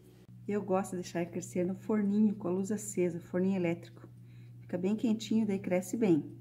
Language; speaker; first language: Portuguese; native; Portuguese